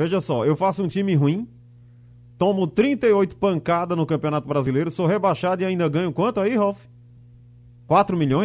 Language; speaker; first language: Portuguese; native; Portuguese